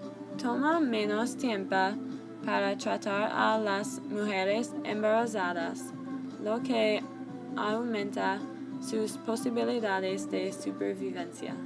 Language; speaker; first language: Spanish; non-native, learner; English